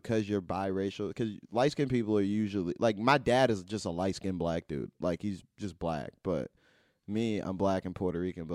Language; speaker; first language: English; native; English